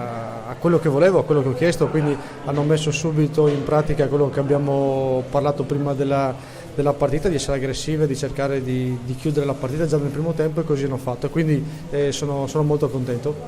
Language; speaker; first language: Italian; native; Italian